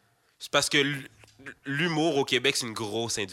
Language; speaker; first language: French; native; French